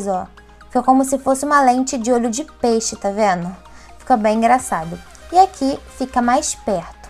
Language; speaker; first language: Portuguese; native; Portuguese